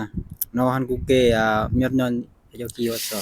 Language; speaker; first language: Korean; non-native, learner; Lao